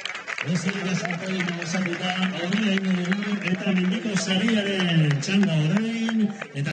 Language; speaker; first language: Basque; native; Basque